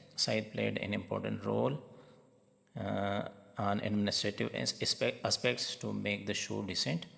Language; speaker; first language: English; non-native, local second language; Urdu